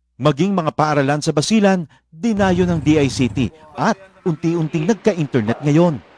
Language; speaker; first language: Filipino; native; Filipino